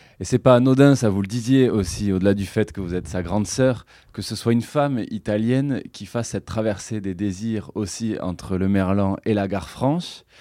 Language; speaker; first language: French; native; French